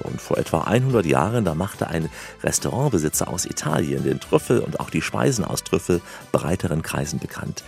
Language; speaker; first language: German; native; German